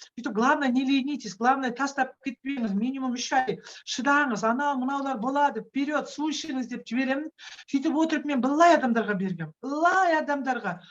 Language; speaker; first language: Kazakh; non-native, local second language; Russian